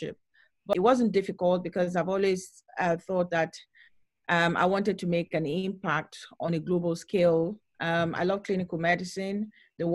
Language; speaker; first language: English; non-native, local second language; Yoruba